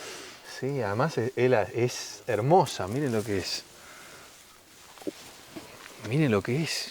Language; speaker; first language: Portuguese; non-native, learner; Spanish